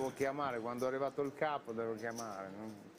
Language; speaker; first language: Italian; non-native, learner; Russian